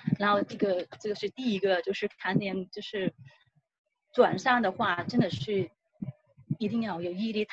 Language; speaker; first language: Chinese; non-native, local second language; Cantonese